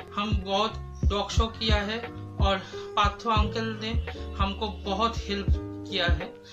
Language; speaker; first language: Hindi; non-native, local second language; Bangla